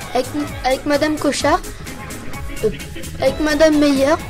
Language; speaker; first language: French; native; French